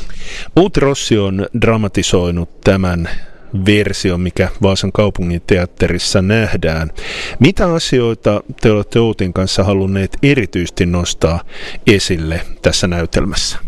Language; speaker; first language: Finnish; native; Finnish